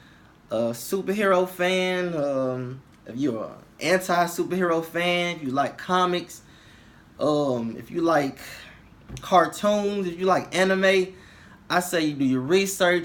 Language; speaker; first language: English; native; English